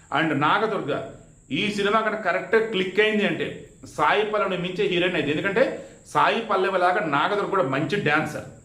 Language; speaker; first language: Telugu; native; Telugu